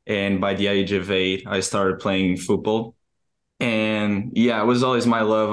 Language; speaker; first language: English; non-native, fluent; Portuguese